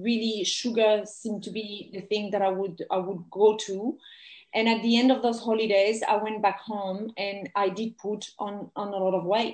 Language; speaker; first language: English; non-native, fluent; French